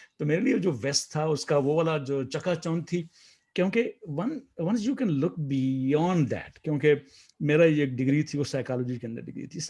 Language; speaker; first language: Urdu; non-native, local second language; Saraiki